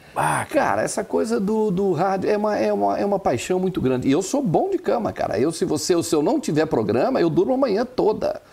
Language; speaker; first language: Portuguese; non-native, local second language; German